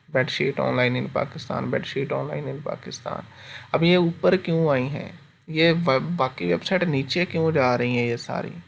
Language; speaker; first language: Urdu; non-native, local second language; Punjabi